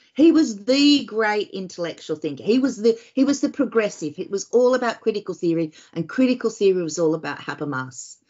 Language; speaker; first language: English; native; English